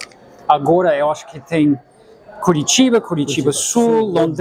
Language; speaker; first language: Portuguese; non-native, fluent; English